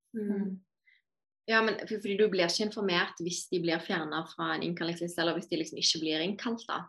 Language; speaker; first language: Norwegian; native; Norwegian